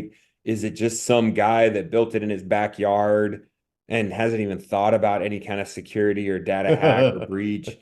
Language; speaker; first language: English; native; English